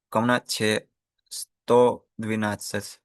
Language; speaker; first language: Russian; non-native, fluent; Indonesian